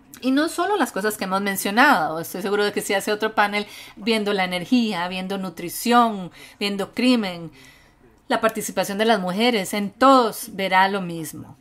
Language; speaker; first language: Spanish; non-native, fluent; English